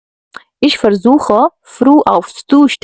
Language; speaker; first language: German; non-native, learner; Hindi